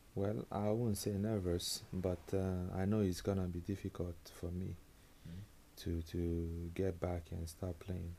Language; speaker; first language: English; non-native, local second language; Igbo